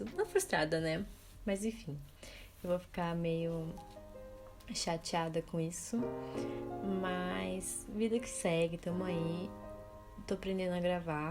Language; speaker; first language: Portuguese; native; Portuguese